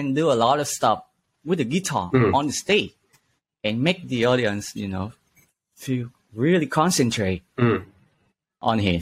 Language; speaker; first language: English; non-native, learner; Vietnamese